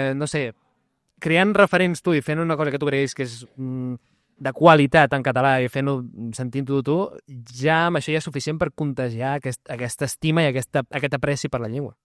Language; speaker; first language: Catalan; non-native, local second language; Spanish